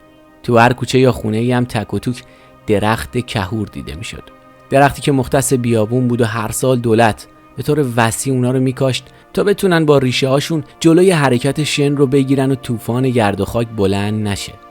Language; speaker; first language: Persian; native; Persian